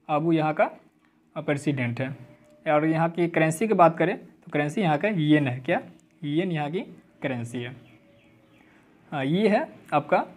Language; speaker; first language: Hindi; native; Hindi